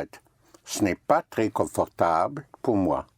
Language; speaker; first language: French; non-native, fluent; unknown